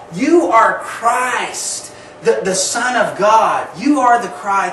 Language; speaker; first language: English; native; English